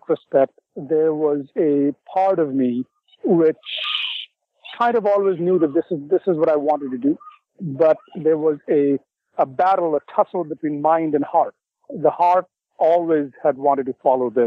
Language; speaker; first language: English; non-native, local second language; Urdu